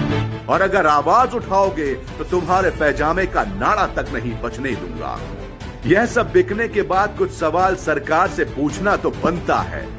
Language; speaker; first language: Hindi; native; Hindi